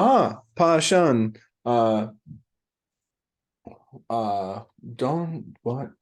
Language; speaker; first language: Chinese; non-native, learner; English